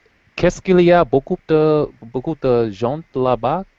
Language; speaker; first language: French; non-native, learner; English